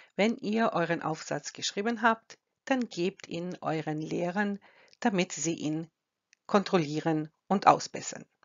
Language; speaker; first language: German; non-native, fluent; Croatian